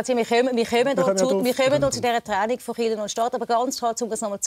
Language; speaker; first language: German; native; German